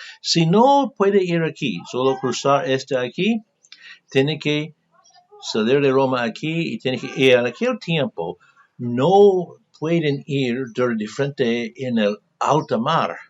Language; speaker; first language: Spanish; non-native, fluent; English